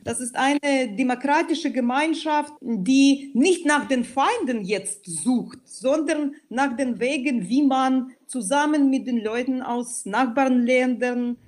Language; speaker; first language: German; non-native, fluent; Belarusian